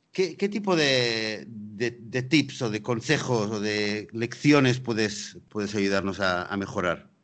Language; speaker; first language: Spanish; native; Spanish